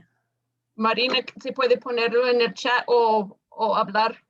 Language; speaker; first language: Spanish; non-native, fluent; English